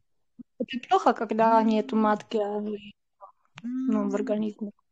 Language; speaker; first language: Russian; non-native, fluent; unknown